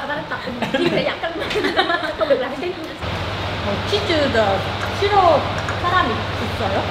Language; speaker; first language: Korean; non-native, learner; Vietnamese